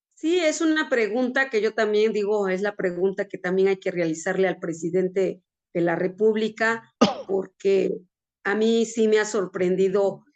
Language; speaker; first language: Spanish; native; Spanish